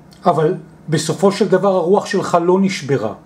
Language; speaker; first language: Hebrew; native; Hebrew